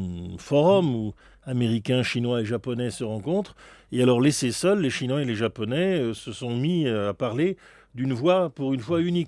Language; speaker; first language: French; native; French